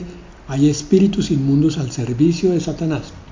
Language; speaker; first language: Spanish; native; Spanish